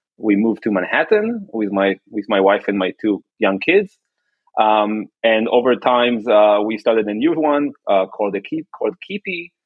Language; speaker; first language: English; non-native, fluent; Hebrew